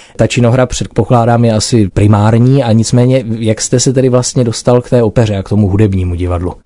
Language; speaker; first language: Czech; native; Czech